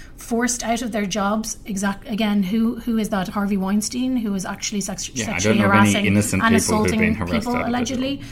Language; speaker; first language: English; native; English